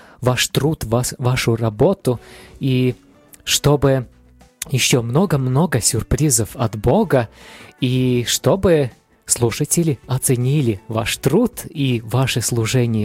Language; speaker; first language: Russian; non-native, fluent; Latvian